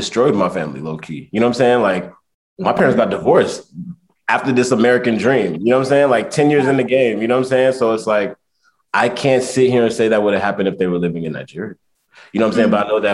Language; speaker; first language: English; native; English